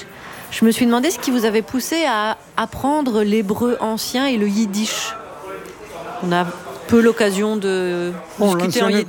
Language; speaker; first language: French; native; French